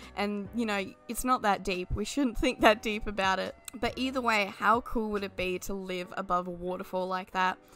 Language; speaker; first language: English; native; English